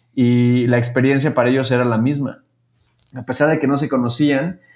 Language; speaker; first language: Spanish; native; Spanish